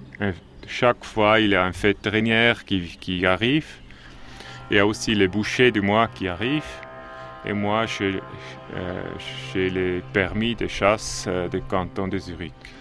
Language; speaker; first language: French; non-native, local second language; German